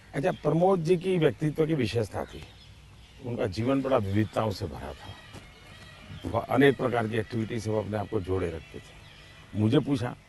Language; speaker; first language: Hindi; non-native, local second language; Gujarati